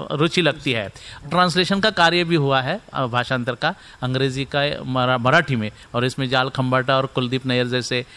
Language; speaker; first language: Hindi; non-native, local second language; Marathi